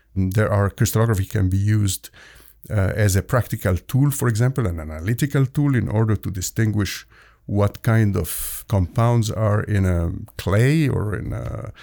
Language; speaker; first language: English; non-native, fluent; Arabic